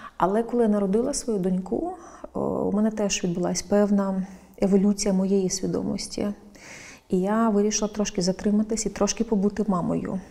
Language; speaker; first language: Ukrainian; non-native, local second language; Crimean Tatar